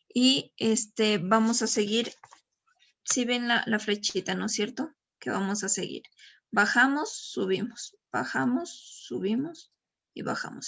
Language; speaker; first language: Spanish; native; Spanish